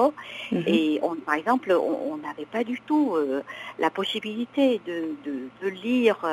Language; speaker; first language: French; non-native, fluent; Chinese